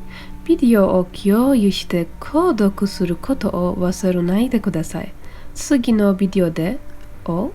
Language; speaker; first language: Japanese; non-native, fluent; Turkish